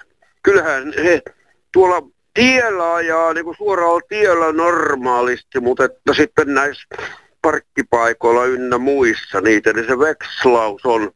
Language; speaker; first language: Finnish; native; Finnish